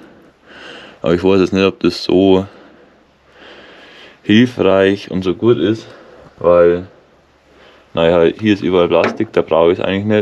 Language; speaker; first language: German; native; German